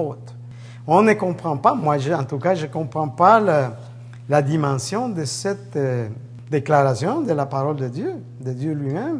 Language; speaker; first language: French; native; French